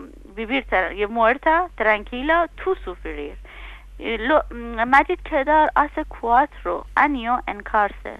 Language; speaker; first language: Spanish; non-native, learner; Persian